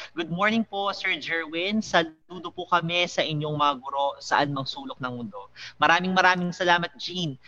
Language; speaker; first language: Filipino; native; Filipino